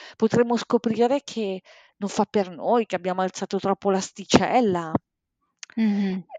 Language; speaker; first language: Italian; native; Italian